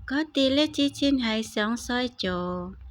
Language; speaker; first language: Cantonese; non-native, learner; Indonesian